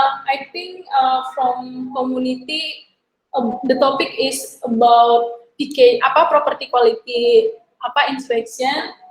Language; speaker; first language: English; non-native, learner; Indonesian